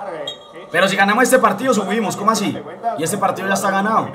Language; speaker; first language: Spanish; native; Spanish